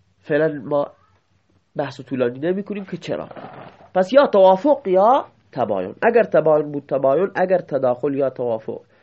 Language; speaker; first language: Persian; non-native, local second language; Baluchi